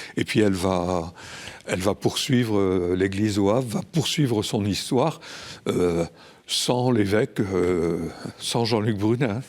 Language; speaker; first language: French; native; French